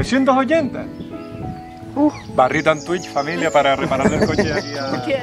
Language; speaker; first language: Spanish; native; Spanish